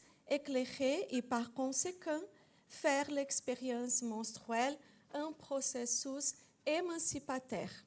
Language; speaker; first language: French; non-native, fluent; Portuguese